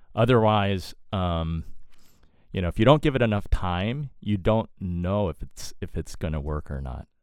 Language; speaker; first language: English; native; English